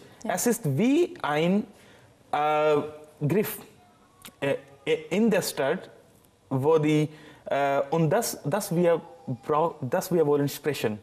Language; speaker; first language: German; non-native, learner; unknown